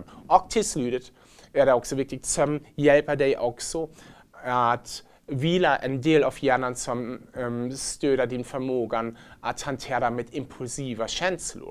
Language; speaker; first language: Swedish; non-native, fluent; German